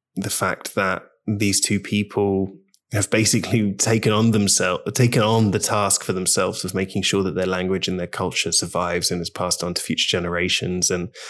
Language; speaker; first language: English; native; English